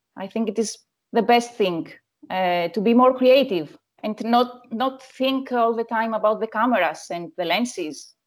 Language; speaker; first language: English; non-native, learner; Greek